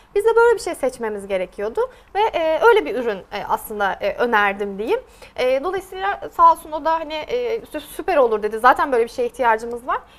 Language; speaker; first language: Turkish; native; Turkish